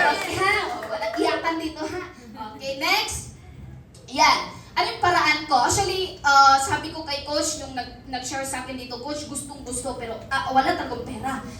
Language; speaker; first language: Filipino; non-native, local second language; Cebuano